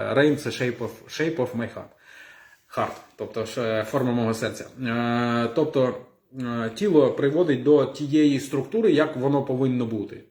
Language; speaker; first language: Ukrainian; non-native, local second language; Russian